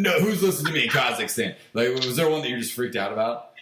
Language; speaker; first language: English; native; English